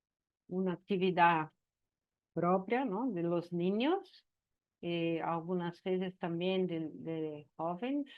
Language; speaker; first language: Spanish; non-native, learner; Portuguese